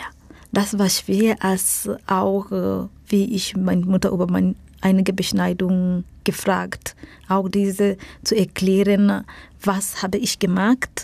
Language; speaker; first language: German; non-native, learner; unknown